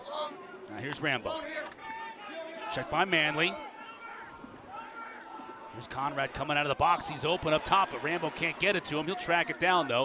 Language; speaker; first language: English; native; English